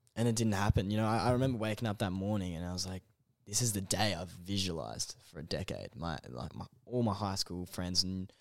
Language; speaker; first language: English; native; English